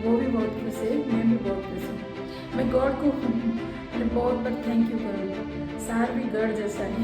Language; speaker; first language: Hindi; non-native, local second language; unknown